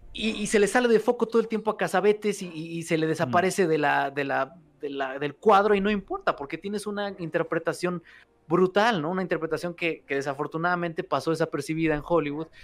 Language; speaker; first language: Spanish; native; Spanish